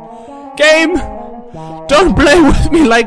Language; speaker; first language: English; non-native, fluent; German